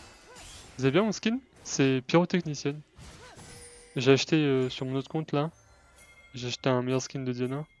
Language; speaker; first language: French; native; French